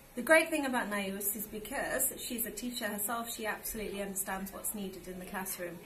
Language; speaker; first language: English; native; English